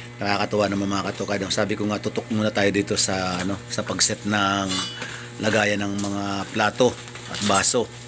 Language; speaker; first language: Filipino; native; Filipino